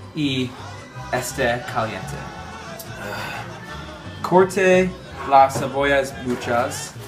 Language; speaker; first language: Spanish; non-native, learner; English